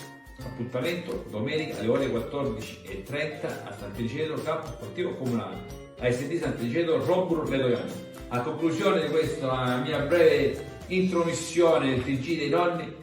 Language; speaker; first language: Italian; native; Italian